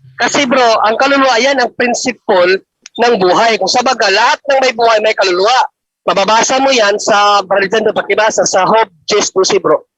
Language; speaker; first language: Filipino; non-native, local second language; Cebuano